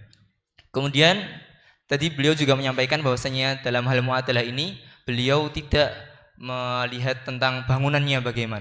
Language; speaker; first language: Indonesian; native; Indonesian